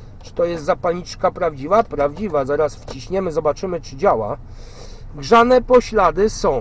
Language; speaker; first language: Polish; native; Polish